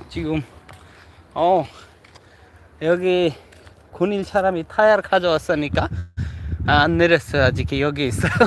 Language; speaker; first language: Korean; non-native, learner; Bangla